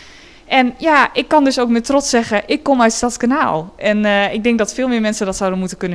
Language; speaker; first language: Dutch; native; Dutch